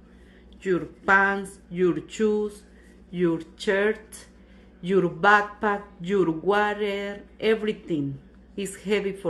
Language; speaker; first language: English; non-native, learner; Spanish